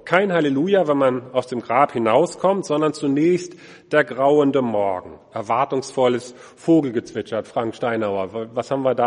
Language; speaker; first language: German; native; German